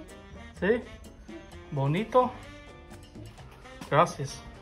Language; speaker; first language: Spanish; non-native, learner; English